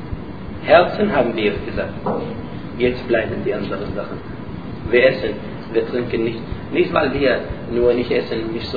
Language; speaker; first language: German; non-native, learner; Arabic